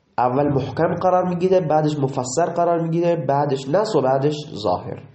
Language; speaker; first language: Persian; non-native, local second language; Baluchi